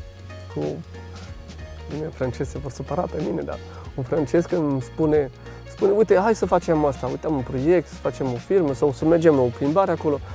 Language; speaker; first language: Romanian; non-native, fluent; French